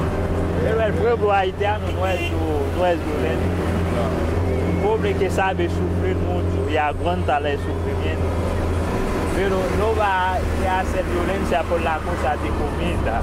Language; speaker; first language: Spanish; non-native, fluent; Haitian Creole